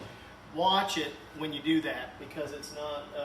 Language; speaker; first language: English; native; English